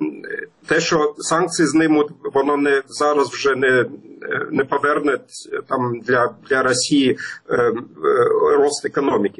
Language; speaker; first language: Ukrainian; non-native, fluent; German